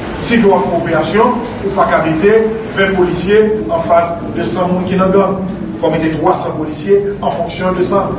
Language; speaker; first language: French; non-native, local second language; Haitian Creole